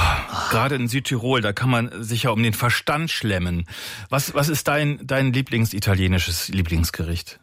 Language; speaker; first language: German; native; German